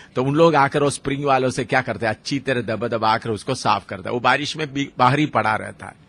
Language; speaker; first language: Hindi; non-native, local second language; Malayalam